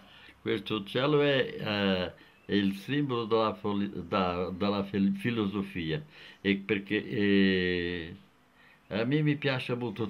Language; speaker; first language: Italian; non-native, fluent; Portuguese